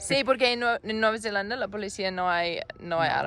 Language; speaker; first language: Spanish; non-native, learner; English